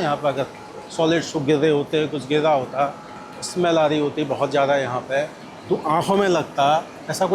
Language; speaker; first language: Hindi; native; Hindi